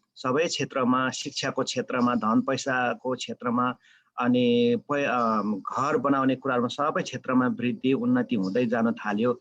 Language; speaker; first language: Nepali; native; Nepali